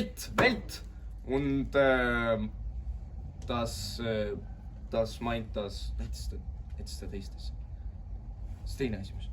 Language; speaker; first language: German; non-native, learner; Estonian